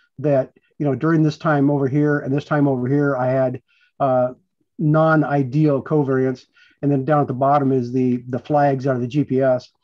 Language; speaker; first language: English; native; English